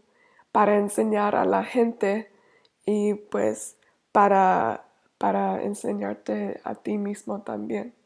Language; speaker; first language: Spanish; non-native, learner; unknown